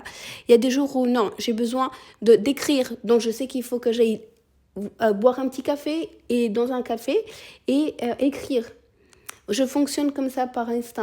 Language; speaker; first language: French; early bilingual, other home language; Spanish